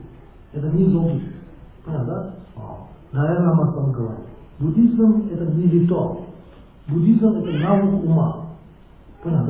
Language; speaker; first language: Russian; non-native, learner; Tibetan